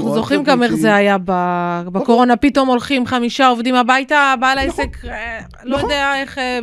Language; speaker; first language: Hebrew; native; Hebrew